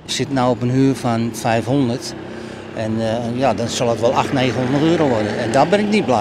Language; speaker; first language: Dutch; native; Dutch